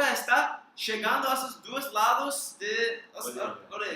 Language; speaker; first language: Portuguese; non-native, learner; English